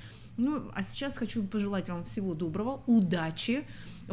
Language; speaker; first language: Russian; native; Russian